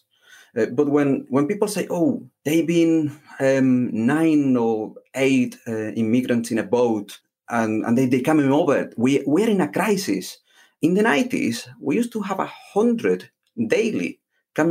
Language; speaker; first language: English; non-native, fluent; Spanish